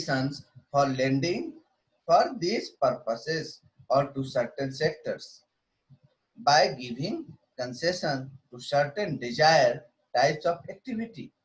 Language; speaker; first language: English; non-native, local second language; Hindi